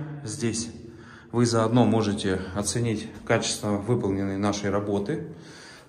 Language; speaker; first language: Russian; native; Russian